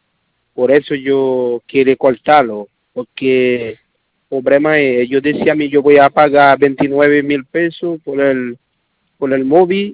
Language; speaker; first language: Spanish; non-native, learner; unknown